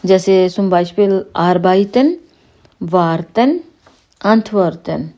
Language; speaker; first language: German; non-native, fluent; Hindi